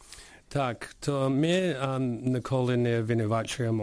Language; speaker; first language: Ukrainian; early bilingual, heritage; Ukrainian